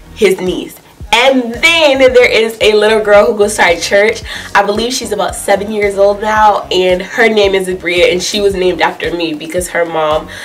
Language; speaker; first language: English; native; English